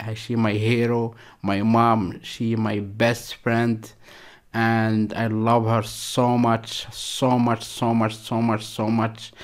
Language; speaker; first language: English; non-native, learner; Arabic